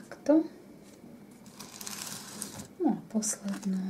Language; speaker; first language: Slovak; native; Slovak